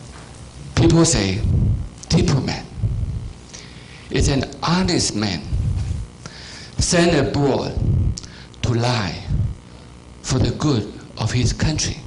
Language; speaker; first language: English; non-native, fluent; Chinese